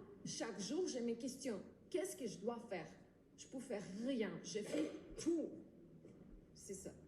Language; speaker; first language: French; non-native, learner; Ukrainian